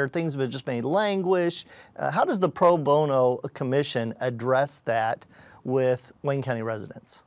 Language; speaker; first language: English; native; English